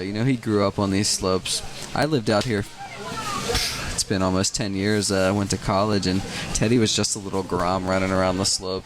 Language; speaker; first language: English; native; English